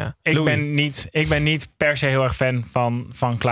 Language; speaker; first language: Dutch; native; Dutch